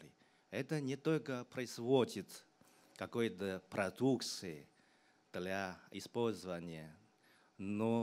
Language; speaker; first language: Russian; non-native, fluent; Chinese